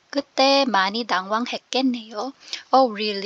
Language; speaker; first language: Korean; non-native, fluent; Filipino